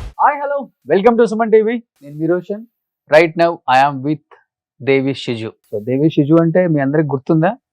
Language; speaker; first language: Telugu; native; Telugu